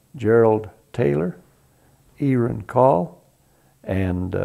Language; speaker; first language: English; early bilingual, other home language; Spanish